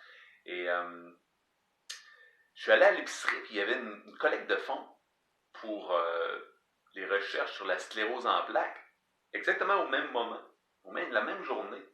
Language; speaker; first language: French; native; French